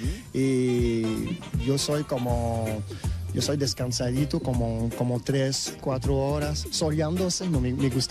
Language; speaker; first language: Spanish; non-native, fluent; French